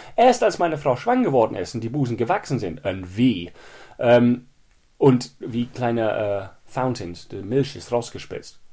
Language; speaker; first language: German; non-native, fluent; English